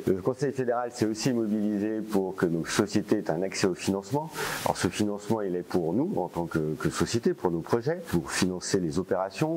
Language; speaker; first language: French; native; French